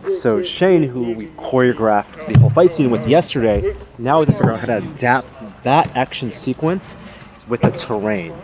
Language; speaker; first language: English; native; English